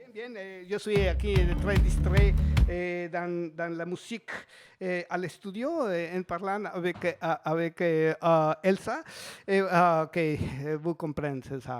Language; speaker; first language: French; non-native, fluent; Spanish